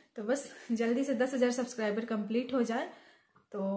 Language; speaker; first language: Hindi; native; Hindi